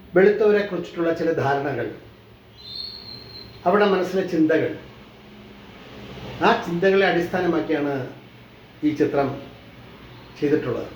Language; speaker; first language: Malayalam; native; Malayalam